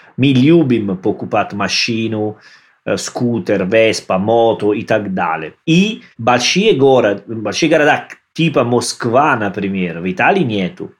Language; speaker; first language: Russian; non-native, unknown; Italian